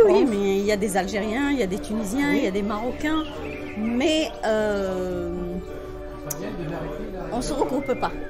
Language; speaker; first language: French; non-native, local second language; Arabic